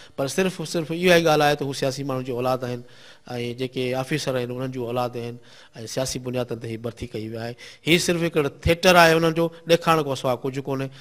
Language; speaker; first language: Sindhi; native; Sindhi